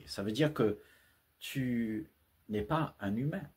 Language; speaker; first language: French; native; French